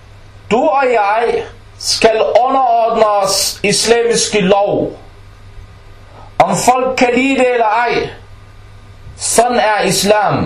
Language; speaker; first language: Danish; non-native, fluent; Arabic